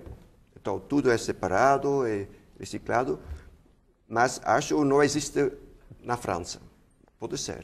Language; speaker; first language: Portuguese; non-native, fluent; Dutch